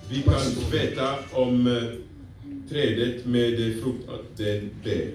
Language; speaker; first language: Swedish; non-native, fluent; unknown